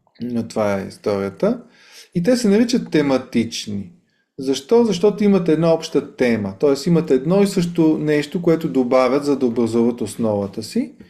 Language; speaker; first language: Bulgarian; native; Bulgarian